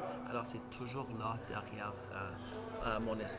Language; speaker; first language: French; native; French